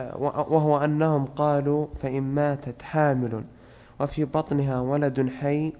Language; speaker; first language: Arabic; native; Arabic